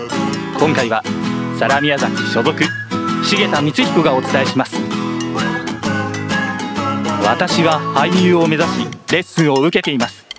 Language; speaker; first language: Japanese; native; Japanese